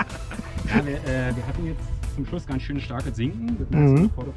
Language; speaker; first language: German; native; German